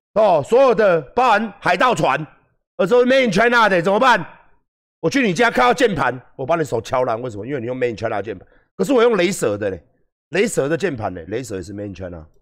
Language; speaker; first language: Chinese; native; Chinese